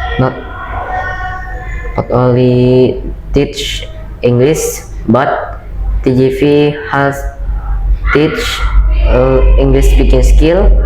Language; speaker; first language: English; non-native, learner; Indonesian